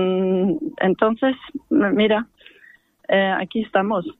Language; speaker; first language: Spanish; non-native, fluent; Norwegian